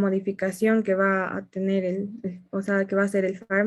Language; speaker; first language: Spanish; native; Spanish